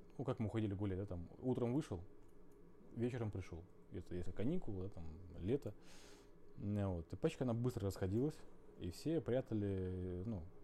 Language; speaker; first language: Russian; native; Russian